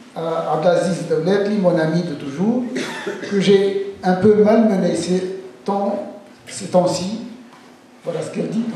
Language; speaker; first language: French; non-native, local second language; Arabic